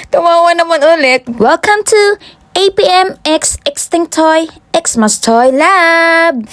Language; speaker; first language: Filipino; non-native, local second language; Hiligaynon